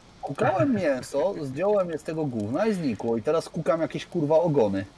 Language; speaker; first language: Polish; native; Polish